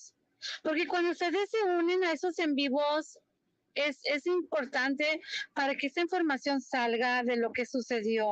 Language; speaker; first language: Spanish; early bilingual, heritage; Spanish